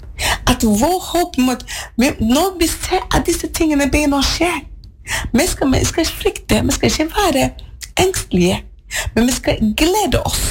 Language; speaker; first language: Norwegian; non-native, fluent; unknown